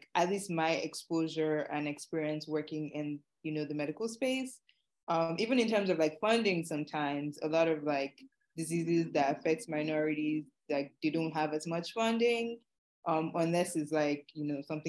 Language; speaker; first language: English; non-native, local second language; Yoruba